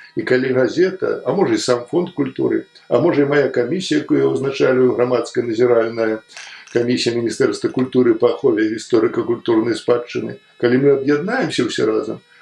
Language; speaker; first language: Belarusian; native; Belarusian